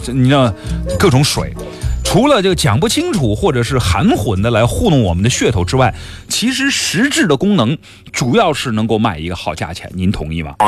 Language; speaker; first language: Chinese; native; Chinese